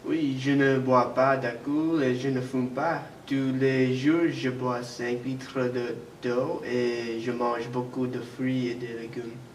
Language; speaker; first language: French; non-native, learner; English